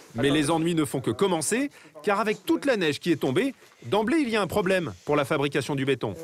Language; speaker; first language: French; native; French